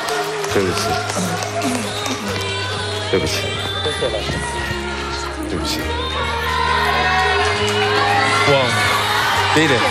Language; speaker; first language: Chinese; native; Chinese